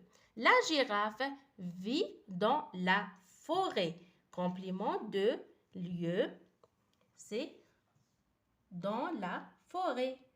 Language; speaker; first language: French; non-native, fluent; Arabic